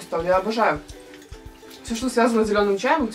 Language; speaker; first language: Russian; native; Russian